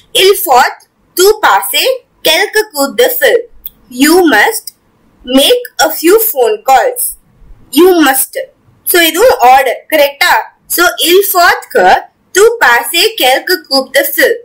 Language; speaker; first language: French; non-native, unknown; Tamil